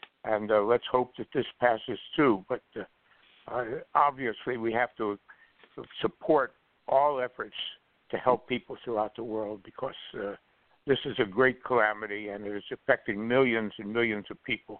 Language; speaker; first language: English; native; English